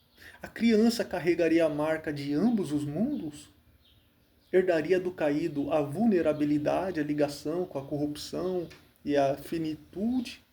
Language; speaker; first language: Portuguese; native; Portuguese